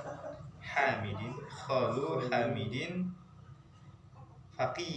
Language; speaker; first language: Arabic; non-native, learner; Indonesian